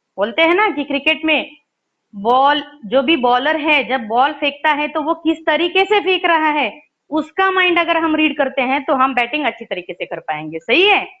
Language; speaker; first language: Hindi; non-native, local second language; Marathi